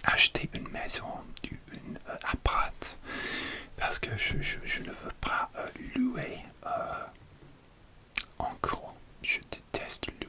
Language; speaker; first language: French; non-native, learner; English